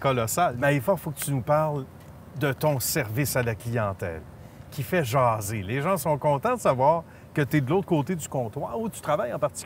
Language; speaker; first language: French; native; French